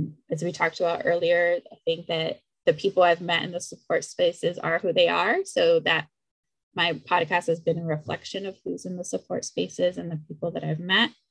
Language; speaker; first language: English; early bilingual, other home language; Spanish